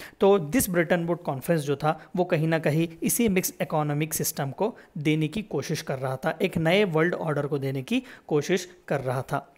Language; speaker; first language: Hindi; non-native, local second language; Telugu